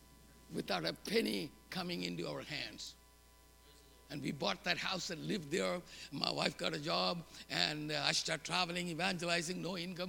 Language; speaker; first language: English; non-native, local second language; Malayalam